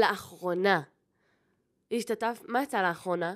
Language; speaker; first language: Hebrew; native; Hebrew